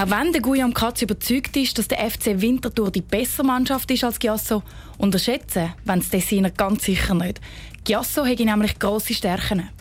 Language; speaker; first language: German; native; German